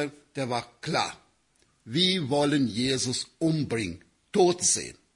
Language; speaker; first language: German; non-native, learner; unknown